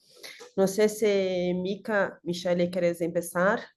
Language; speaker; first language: Spanish; non-native, learner; Portuguese